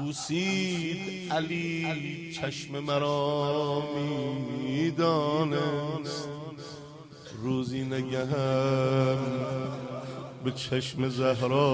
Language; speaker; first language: Persian; native; Persian